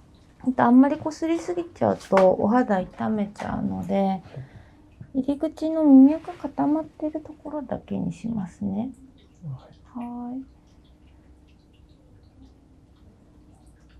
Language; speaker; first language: Japanese; native; Japanese